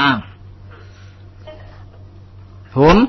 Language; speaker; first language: Arabic; non-native, fluent; Indonesian